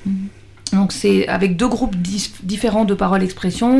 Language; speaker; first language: French; native; French